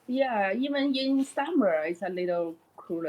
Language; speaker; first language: English; non-native, learner; Chinese